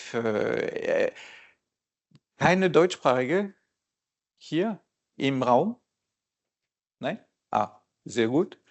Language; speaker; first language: German; non-native, local second language; French